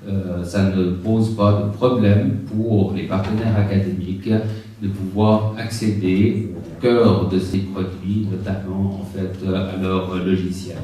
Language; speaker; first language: French; native; French